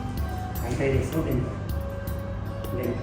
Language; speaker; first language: Vietnamese; non-native, learner; Hindi